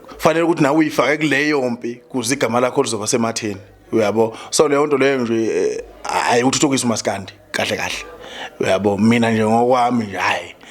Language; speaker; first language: Zulu; native; Zulu